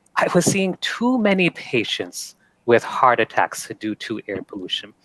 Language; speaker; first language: English; native; English